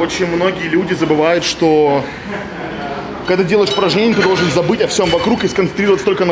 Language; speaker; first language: Russian; native; Russian